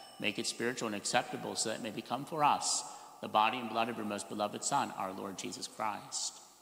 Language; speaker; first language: English; native; English